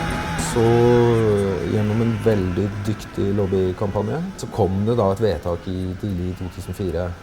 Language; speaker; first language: Norwegian; native; Norwegian